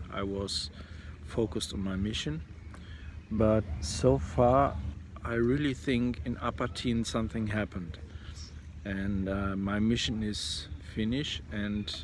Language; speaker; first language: English; non-native, fluent; German